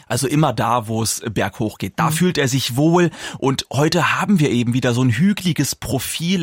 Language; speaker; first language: German; native; German